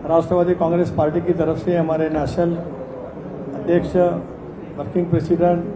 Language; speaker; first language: Hindi; non-native, local second language; Marathi